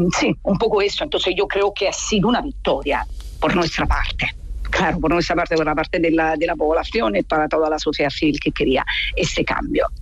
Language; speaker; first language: Spanish; non-native, fluent; Italian